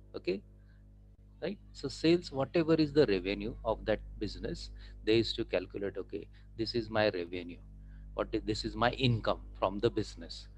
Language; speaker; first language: English; non-native, local second language; Marathi